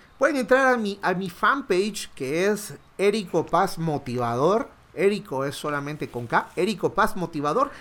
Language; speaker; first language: Spanish; native; Spanish